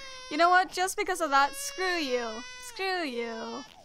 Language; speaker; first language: English; non-native, fluent; Swedish